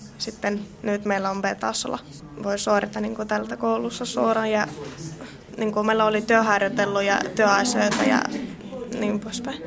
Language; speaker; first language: Finnish; non-native, learner; Russian